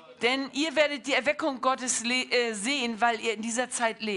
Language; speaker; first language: German; non-native, fluent; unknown